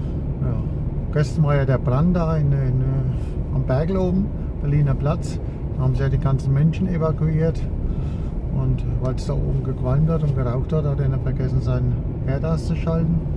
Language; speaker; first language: German; native; German